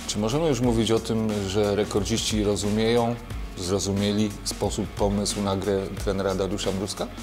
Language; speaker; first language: Polish; native; Polish